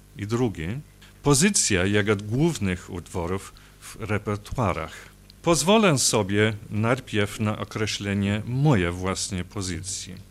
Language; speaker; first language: Polish; non-native, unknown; English